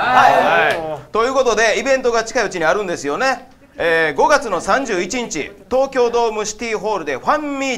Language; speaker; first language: Japanese; native; Japanese